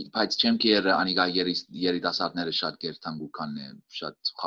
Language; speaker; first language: Armenian; early bilingual, heritage; Armenian